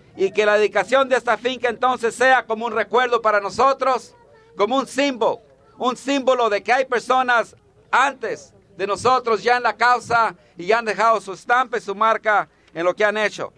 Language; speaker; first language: Spanish; early bilingual, heritage; Spanish